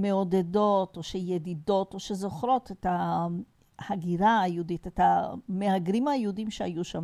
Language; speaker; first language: Hebrew; non-native, fluent; Portuguese